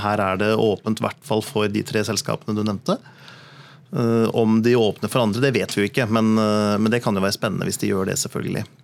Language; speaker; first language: Norwegian; native; Norwegian